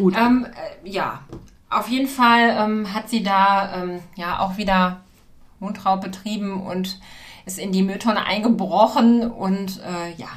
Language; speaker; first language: German; native; German